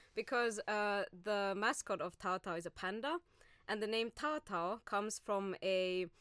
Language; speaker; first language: English; non-native, fluent; Finnish